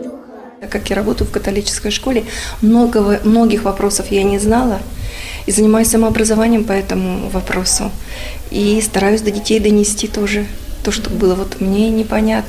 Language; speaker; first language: Russian; native; Russian